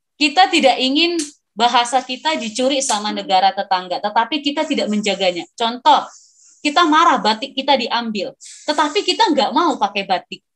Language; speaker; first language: Indonesian; non-native, local second language; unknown